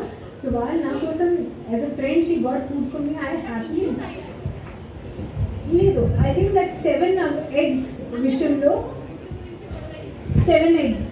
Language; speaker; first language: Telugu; non-native, learner; Hindi